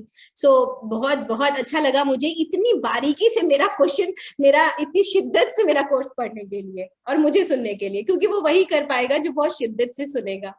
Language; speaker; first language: Hindi; native; Hindi